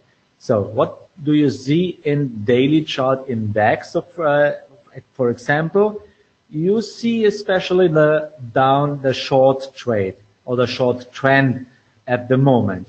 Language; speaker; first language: English; non-native, fluent; German